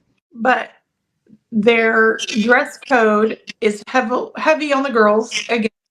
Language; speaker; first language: English; native; English